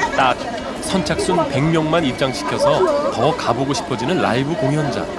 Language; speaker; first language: Korean; native; Korean